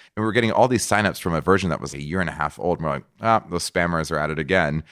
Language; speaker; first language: English; non-native, fluent; Portuguese